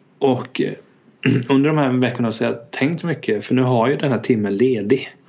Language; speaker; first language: Swedish; native; Swedish